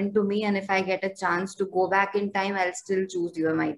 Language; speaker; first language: English; non-native, local second language; Hindi